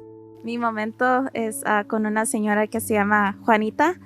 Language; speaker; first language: Spanish; early bilingual, heritage; Spanish